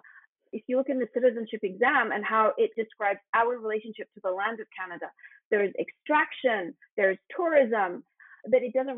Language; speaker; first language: English; native; English